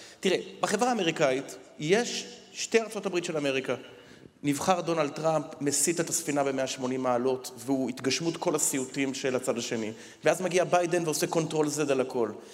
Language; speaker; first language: Hebrew; native; Hebrew